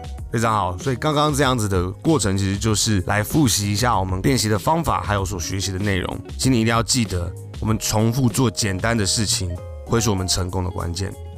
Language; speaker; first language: Chinese; native; Chinese